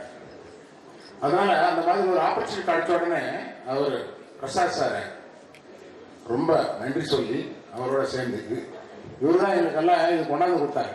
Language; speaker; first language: Tamil; native; Tamil